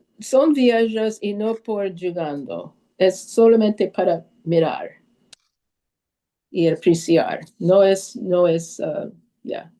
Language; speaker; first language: Spanish; early bilingual, heritage; Spanish